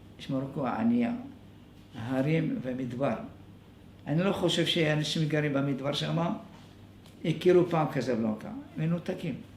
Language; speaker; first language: Hebrew; non-native, fluent; Arabic